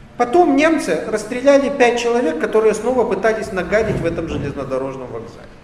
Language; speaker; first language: Russian; native; Russian